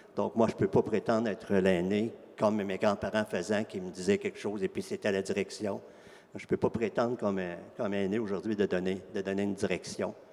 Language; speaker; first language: French; native; French